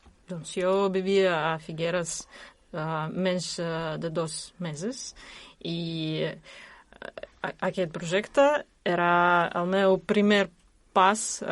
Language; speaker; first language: Catalan; non-native, learner; Russian